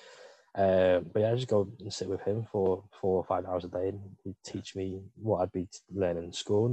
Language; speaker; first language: English; native; English